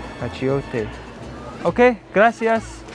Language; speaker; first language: Spanish; non-native, learner; English